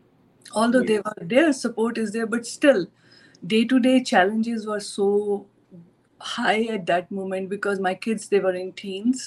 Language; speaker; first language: English; non-native, local second language; Hindi